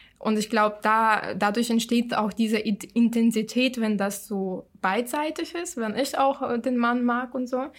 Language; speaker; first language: German; non-native, fluent; Ukrainian